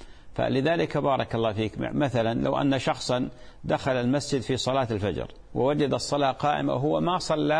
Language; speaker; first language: Arabic; native; Arabic